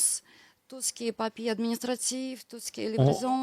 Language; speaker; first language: French; non-native, learner; Russian